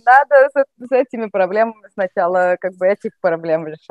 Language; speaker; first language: Russian; native; Russian